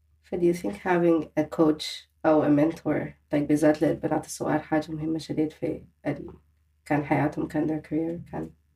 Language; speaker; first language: Arabic; early bilingual, heritage; Arabic